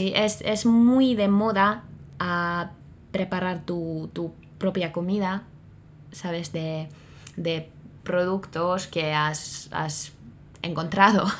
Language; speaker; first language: Spanish; non-native, fluent; Finnish